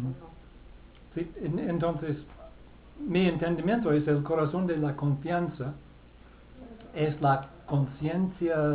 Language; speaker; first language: Spanish; non-native, fluent; English